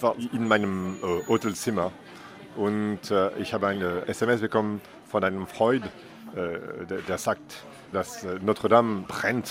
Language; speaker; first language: German; non-native, fluent; French